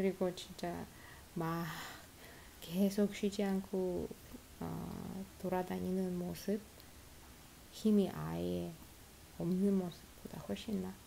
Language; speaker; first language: Korean; non-native, fluent; Russian